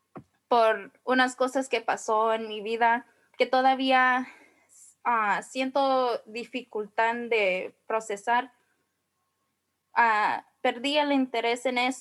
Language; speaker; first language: Spanish; early bilingual, heritage; Spanish